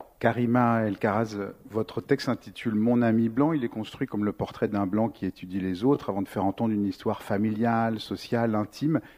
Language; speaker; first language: French; native; French